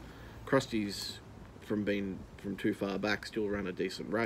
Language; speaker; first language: English; native; English